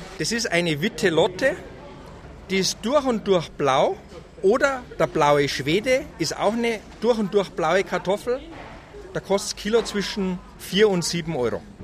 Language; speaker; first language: German; native; German